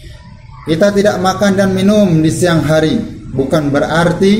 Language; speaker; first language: Indonesian; native; Indonesian